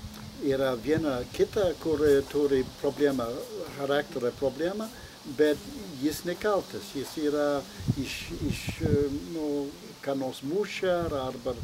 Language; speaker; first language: Lithuanian; non-native, learner; English